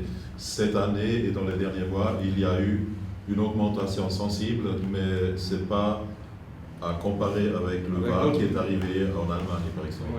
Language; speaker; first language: French; non-native, fluent; German